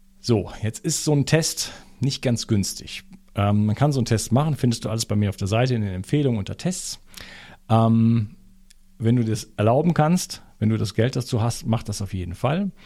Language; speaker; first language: German; native; German